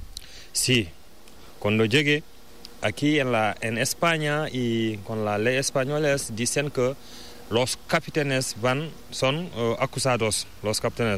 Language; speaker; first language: Spanish; non-native, learner; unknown